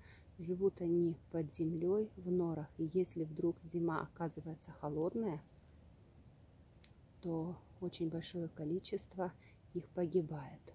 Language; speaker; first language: Russian; native; Russian